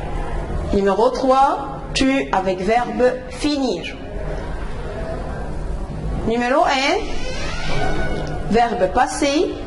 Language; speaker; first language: French; non-native, fluent; Arabic